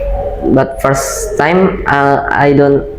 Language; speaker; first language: English; non-native, learner; Indonesian